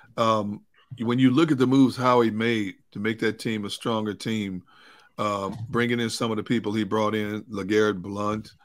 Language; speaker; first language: English; native; English